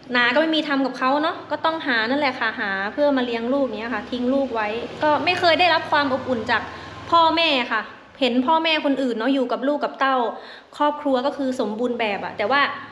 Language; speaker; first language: Thai; non-native, local second language; Khmer